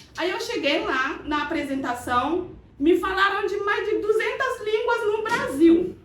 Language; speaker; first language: Portuguese; non-native, fluent; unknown